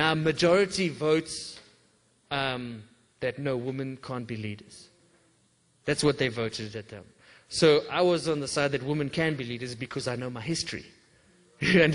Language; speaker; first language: English; native; English